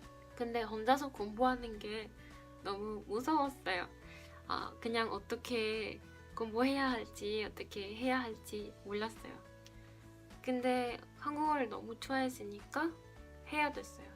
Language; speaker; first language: Korean; non-native, fluent; Spanish